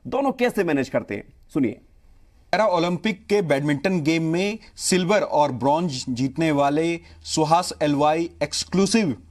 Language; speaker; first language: Hindi; native; Hindi